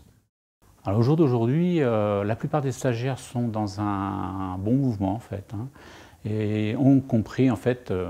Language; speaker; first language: French; native; French